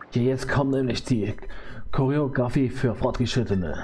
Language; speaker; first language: German; native; German